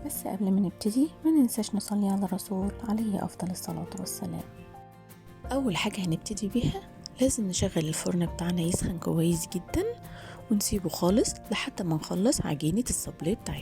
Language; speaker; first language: Arabic; native; Arabic